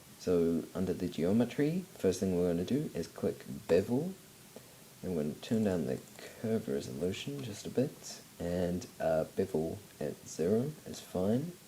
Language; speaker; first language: English; native; English